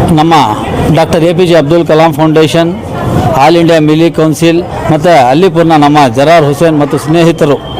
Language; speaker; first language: Kannada; non-native, local second language; Urdu